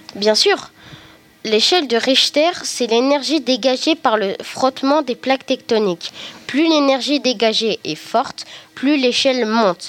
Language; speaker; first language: French; native; French